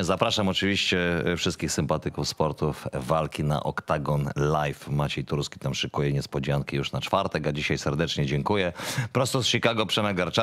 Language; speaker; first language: Polish; native; Polish